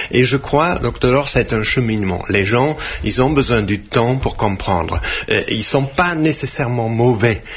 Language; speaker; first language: French; non-native, fluent; German